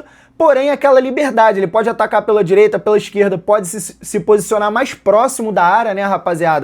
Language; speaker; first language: Portuguese; native; Portuguese